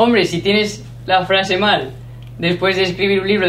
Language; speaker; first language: Spanish; non-native, learner; English